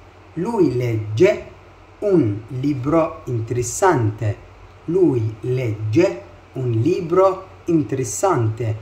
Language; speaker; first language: Italian; non-native, fluent; Arabic